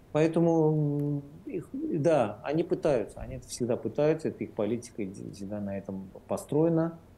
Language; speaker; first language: Russian; non-native, local second language; Azerbaijani